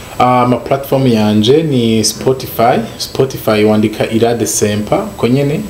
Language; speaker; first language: Rundi; native; Rundi